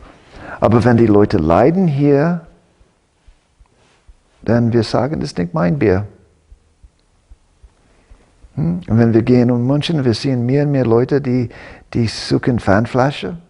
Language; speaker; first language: German; non-native, fluent; English